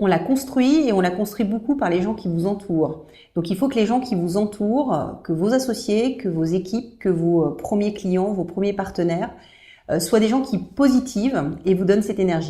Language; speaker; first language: French; native; French